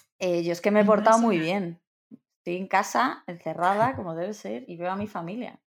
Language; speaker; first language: Spanish; native; Spanish